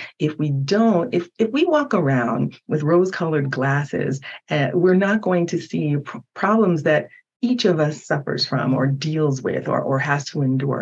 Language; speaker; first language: English; early bilingual, other home language; Haitian Creole